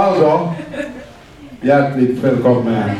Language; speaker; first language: Swedish; non-native, fluent; Finnish